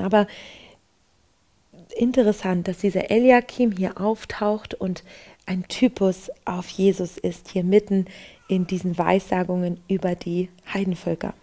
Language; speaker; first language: German; native; German